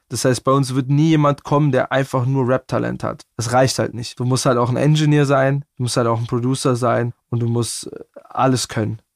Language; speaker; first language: German; native; German